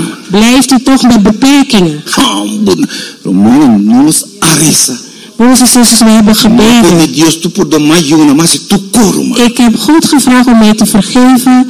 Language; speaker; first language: Dutch; non-native, local second language; Papiamento